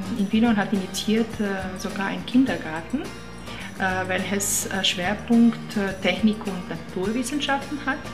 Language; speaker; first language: German; non-native, fluent; Croatian